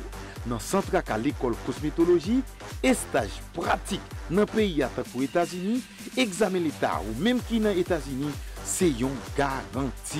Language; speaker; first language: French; non-native, local second language; Haitian Creole